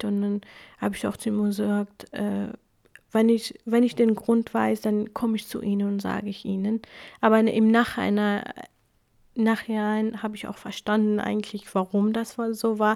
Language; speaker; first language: German; non-native, fluent; Kurdish